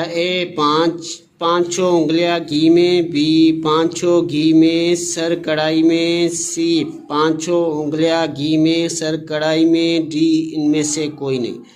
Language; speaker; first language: Urdu; non-native, local second language; Sindhi